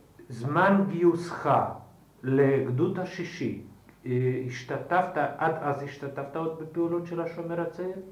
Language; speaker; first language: Hebrew; non-native, fluent; Slovak